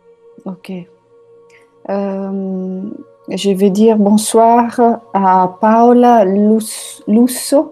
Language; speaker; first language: French; non-native, fluent; Italian